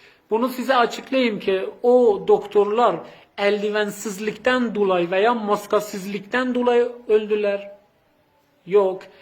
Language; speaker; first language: Turkish; non-native, fluent; Azerbaijani